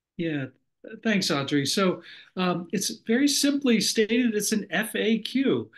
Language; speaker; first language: English; native; English